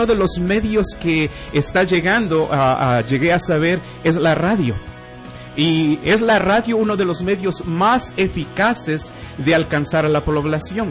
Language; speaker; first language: Spanish; native; Spanish